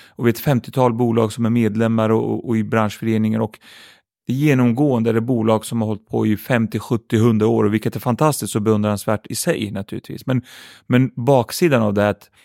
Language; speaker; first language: Swedish; early bilingual, other home language; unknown